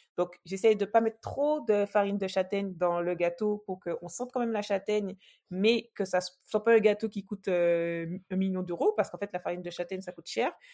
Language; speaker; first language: French; native; French